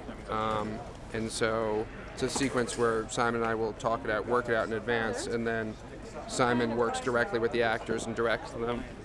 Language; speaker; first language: English; native; English